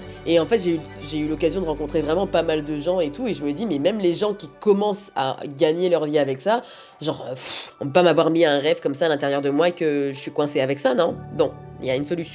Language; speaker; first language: French; native; French